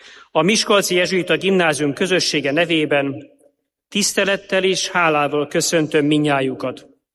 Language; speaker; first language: Hungarian; native; Hungarian